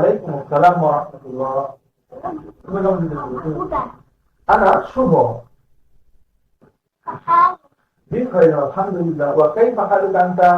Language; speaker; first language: Arabic; non-native, learner; Bangla